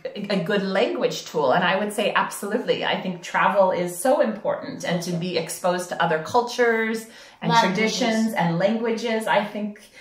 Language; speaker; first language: English; native; English